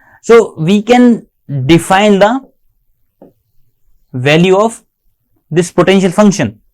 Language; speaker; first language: English; non-native, local second language; Hindi